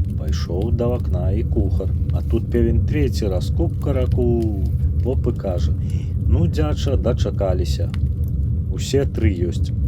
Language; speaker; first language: Belarusian; native; Belarusian